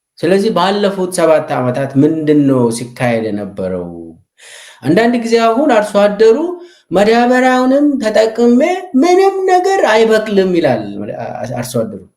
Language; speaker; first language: Amharic; non-native, local second language; Oromo